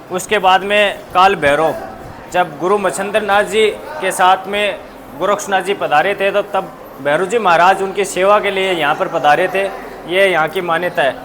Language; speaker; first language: Hindi; native; Hindi